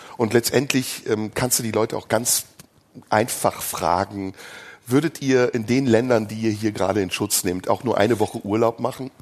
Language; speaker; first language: German; early bilingual, other home language; Turkish